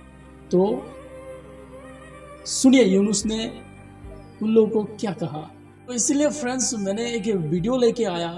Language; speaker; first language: Hindi; non-native, local second language; Bangla